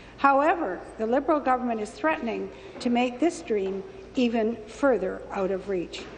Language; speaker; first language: English; native; English